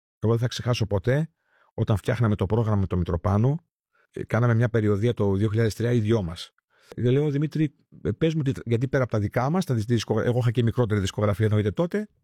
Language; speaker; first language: Greek; early bilingual, heritage; Greek